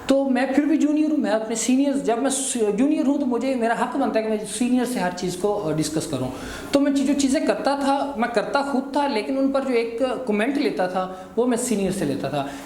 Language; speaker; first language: Hindi; non-native, local second language; Punjabi